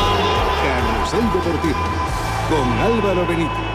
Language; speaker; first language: Spanish; native; Spanish